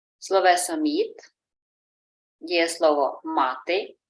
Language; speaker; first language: Czech; non-native, fluent; Ukrainian